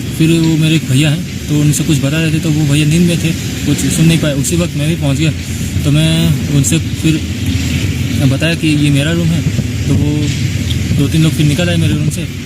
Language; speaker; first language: Hindi; non-native, local second language; Assamese